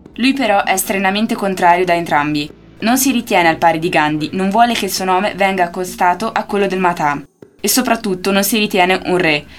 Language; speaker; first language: Italian; native; Italian